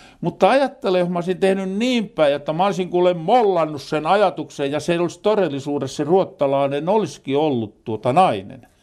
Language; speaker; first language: Finnish; native; Finnish